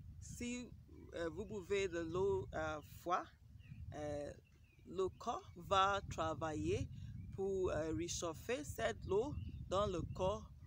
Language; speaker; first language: French; non-native, learner; English